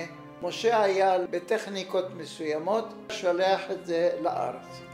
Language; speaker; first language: Hebrew; non-native, fluent; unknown